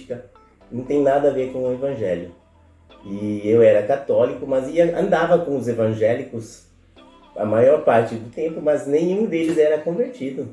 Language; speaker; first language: Portuguese; non-native, fluent; Spanish